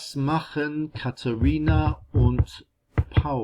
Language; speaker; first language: German; non-native, fluent; English